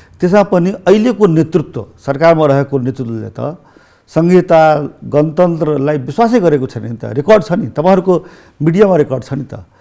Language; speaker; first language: Nepali; non-native, local second language; Maithili